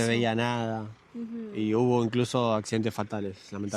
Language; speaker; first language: Spanish; native; Spanish